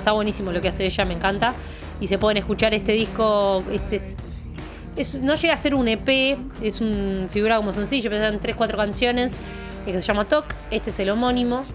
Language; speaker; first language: Spanish; native; Spanish